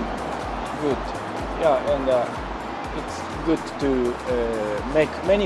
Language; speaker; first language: English; non-native, learner; Japanese